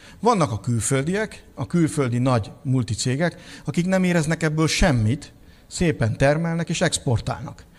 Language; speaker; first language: Hungarian; native; Hungarian